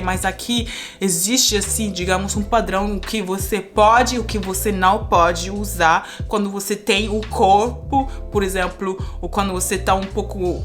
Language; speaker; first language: Portuguese; non-native, fluent; Spanish